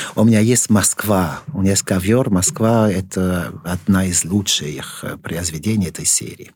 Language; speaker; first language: Russian; non-native, fluent; French